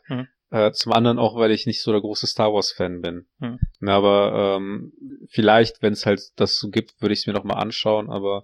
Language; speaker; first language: German; native; German